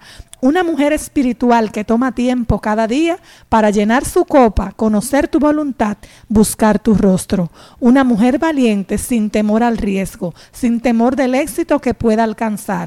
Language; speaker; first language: Spanish; native; Spanish